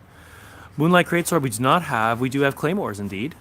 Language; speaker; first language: English; native; English